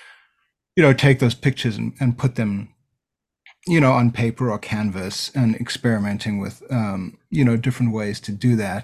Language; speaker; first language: English; native; English